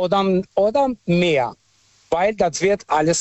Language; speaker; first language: German; early bilingual, other home language; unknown